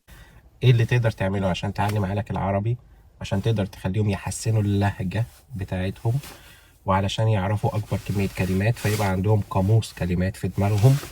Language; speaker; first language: Arabic; native; Arabic